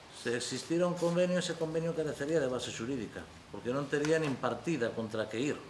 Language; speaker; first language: Spanish; native; Spanish